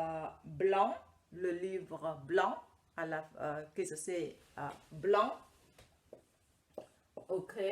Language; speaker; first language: French; non-native, fluent; Khmer